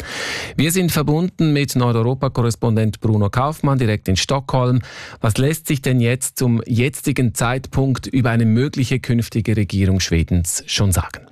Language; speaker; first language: German; native; German